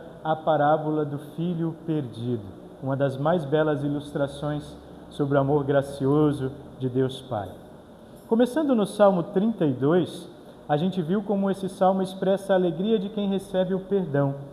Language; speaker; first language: Portuguese; native; Portuguese